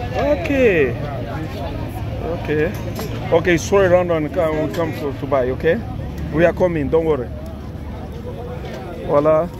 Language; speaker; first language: English; non-native, learner; Lingala